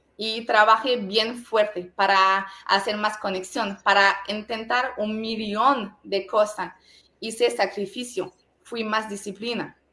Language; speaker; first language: Spanish; non-native, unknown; French